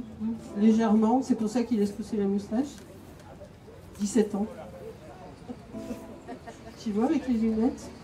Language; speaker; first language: French; native; French